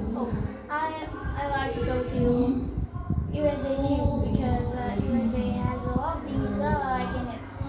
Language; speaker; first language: English; non-native, learner; Vietnamese